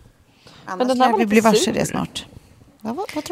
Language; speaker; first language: Swedish; native; Swedish